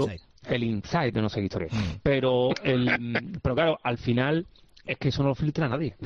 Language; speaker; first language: Spanish; native; Spanish